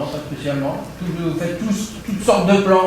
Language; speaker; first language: French; native; French